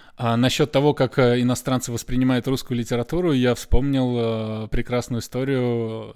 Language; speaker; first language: Russian; native; Russian